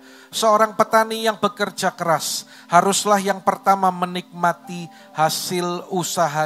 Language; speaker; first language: Indonesian; native; Indonesian